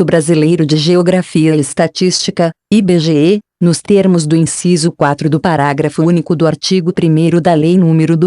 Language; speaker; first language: Portuguese; native; Portuguese